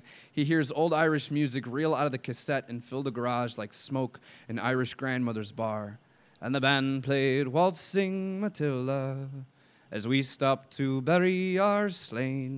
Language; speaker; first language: English; native; English